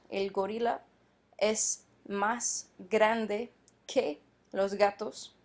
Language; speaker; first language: Spanish; non-native, fluent; English